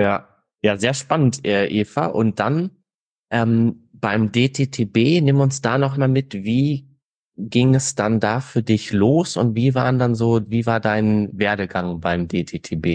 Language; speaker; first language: German; native; German